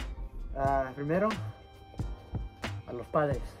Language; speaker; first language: Spanish; early bilingual, heritage; Spanish